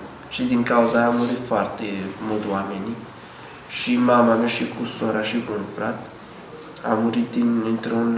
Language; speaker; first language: Romanian; non-native, learner; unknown